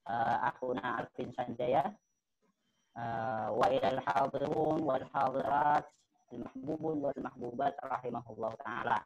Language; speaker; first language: Arabic; non-native, learner; Indonesian